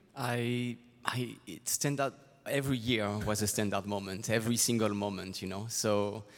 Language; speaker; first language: English; non-native, fluent; French